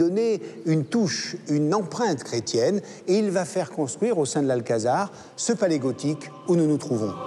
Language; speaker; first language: French; native; French